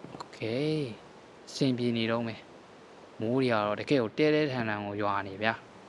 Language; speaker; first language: Burmese; native; Burmese